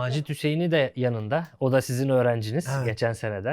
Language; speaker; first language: Turkish; native; Turkish